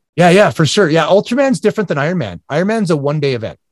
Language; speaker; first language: English; native; English